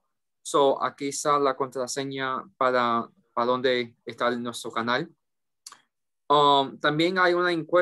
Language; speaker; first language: Spanish; early bilingual, heritage; English